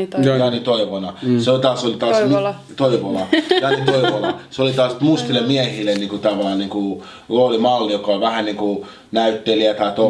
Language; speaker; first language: Finnish; early bilingual, other home language; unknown